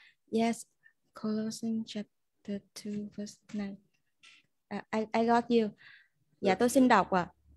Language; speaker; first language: English; non-native, fluent; Vietnamese